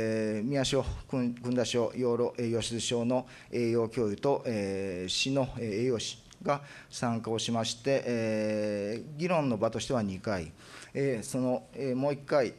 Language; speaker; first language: Japanese; native; Japanese